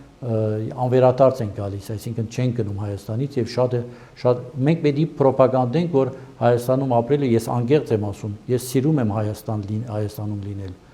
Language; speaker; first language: Armenian; early bilingual, heritage; Armenian